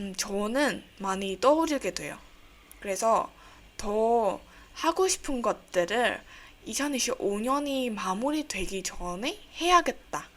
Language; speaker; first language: Korean; non-native, fluent; Burmese